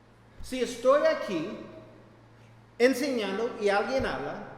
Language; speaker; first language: Spanish; non-native, fluent; English